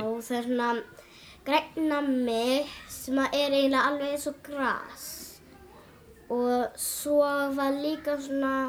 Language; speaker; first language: Icelandic; early bilingual, other home language; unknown